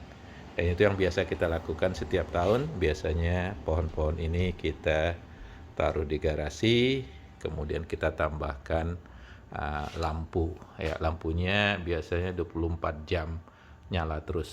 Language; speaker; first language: Indonesian; native; Indonesian